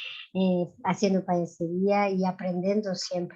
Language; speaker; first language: Spanish; non-native, fluent; Portuguese